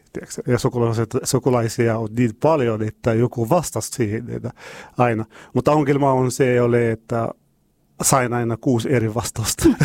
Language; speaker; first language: Finnish; non-native, learner; Arabic